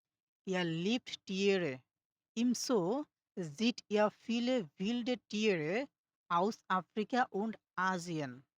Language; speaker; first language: German; non-native, learner; Bangla